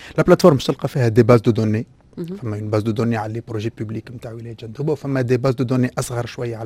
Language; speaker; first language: Arabic; native; Arabic